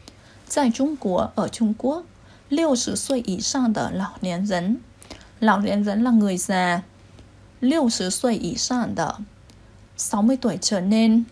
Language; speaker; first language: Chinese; non-native, fluent; Vietnamese